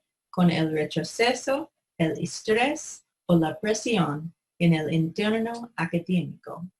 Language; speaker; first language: Spanish; non-native, fluent; English